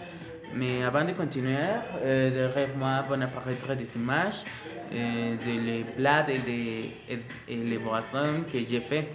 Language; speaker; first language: French; non-native, learner; Spanish